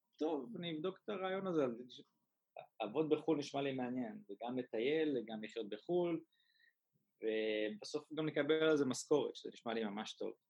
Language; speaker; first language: Hebrew; native; Hebrew